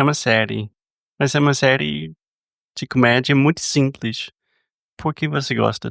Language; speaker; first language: Portuguese; non-native, fluent; English